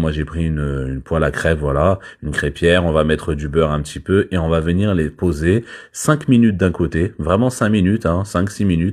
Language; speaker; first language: French; native; French